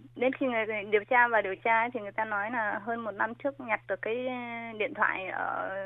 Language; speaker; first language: Vietnamese; native; Vietnamese